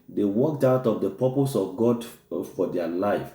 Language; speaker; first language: English; non-native, local second language; Yoruba